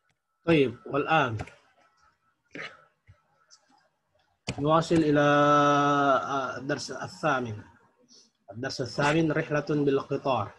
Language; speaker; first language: Arabic; non-native, fluent; Indonesian